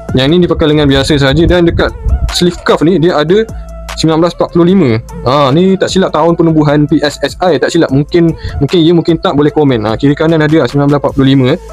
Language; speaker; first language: Malay; native; Malay